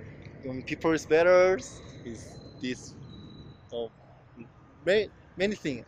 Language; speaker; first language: English; non-native, learner; Korean